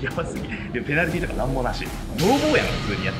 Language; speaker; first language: Japanese; native; Japanese